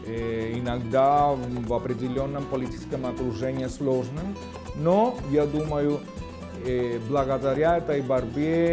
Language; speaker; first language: Russian; non-native, fluent; Spanish